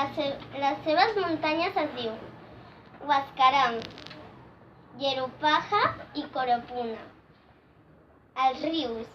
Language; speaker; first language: Catalan; early bilingual, other home language; Spanish